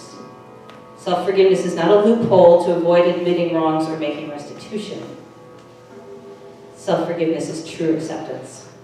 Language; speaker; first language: English; native; English